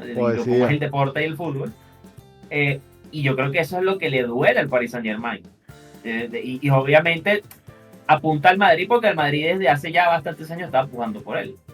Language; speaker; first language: Spanish; native; Spanish